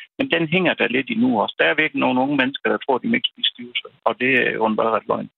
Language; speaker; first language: Danish; native; Danish